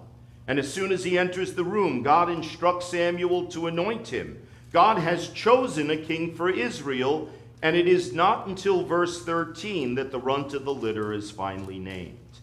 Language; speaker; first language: English; native; English